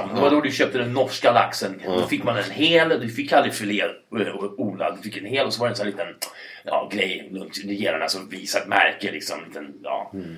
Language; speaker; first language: Swedish; early bilingual, other home language; English